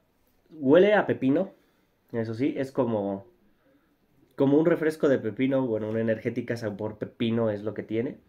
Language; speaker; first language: Spanish; native; Spanish